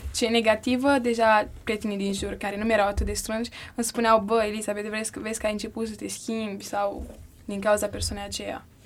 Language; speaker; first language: Romanian; early bilingual, heritage; Romanian